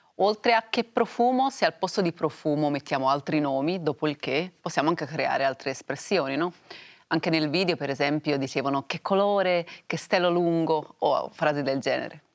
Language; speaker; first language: Italian; native; Italian